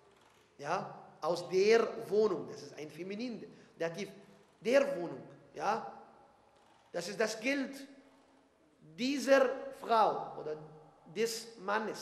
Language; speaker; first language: German; non-native, fluent; Arabic